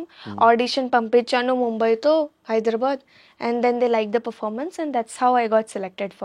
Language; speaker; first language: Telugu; non-native, learner; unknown